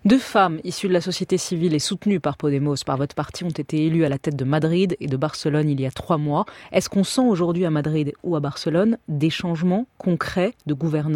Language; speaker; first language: French; native; French